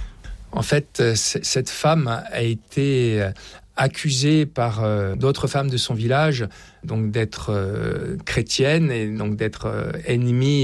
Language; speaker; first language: French; native; French